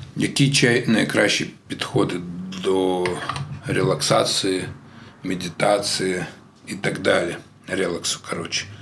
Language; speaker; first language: Ukrainian; non-native, local second language; Russian